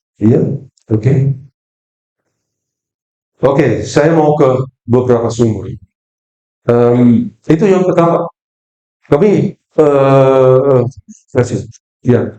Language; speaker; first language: Indonesian; non-native, fluent; Dutch